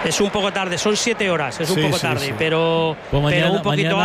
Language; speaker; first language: Spanish; native; Spanish